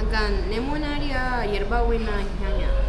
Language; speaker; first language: Korean; non-native, fluent; Spanish